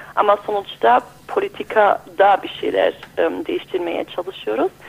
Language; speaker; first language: Turkish; early bilingual, heritage; Turkish